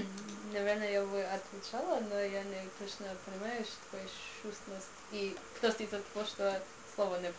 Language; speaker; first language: Russian; non-native, learner; English